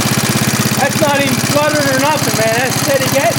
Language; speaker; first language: English; native; English